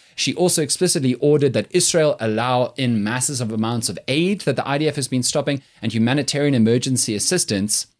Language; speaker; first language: English; native; English